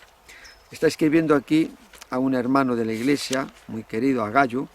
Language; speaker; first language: Spanish; native; Spanish